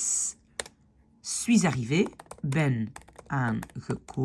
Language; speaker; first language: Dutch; non-native, fluent; French